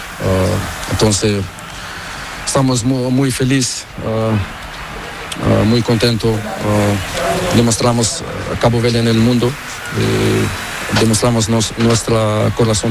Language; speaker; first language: Spanish; non-native, learner; Portuguese